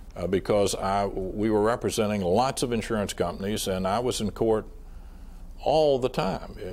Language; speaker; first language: English; native; English